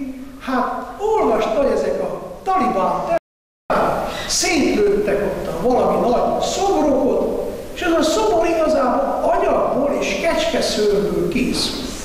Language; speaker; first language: Hungarian; non-native, fluent; Italian